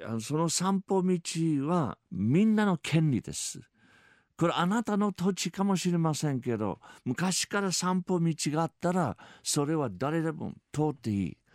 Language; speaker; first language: Japanese; non-native, fluent; English